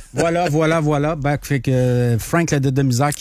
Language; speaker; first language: French; native; French